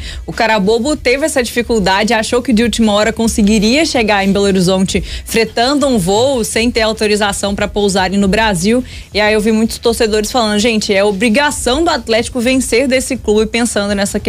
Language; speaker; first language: Portuguese; native; Portuguese